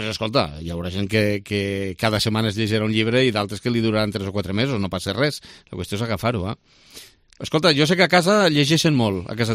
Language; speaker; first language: Catalan; native; Catalan